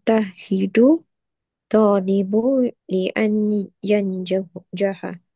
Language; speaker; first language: Arabic; non-native, learner; Malay